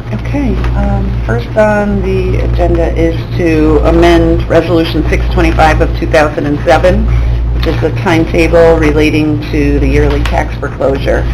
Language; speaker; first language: English; native; English